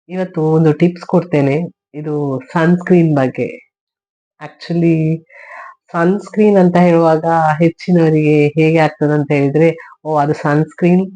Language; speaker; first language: Kannada; non-native, local second language; Tulu